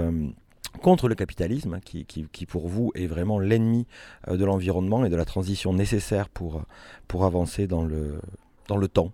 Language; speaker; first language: French; native; French